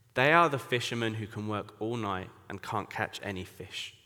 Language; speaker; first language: English; native; English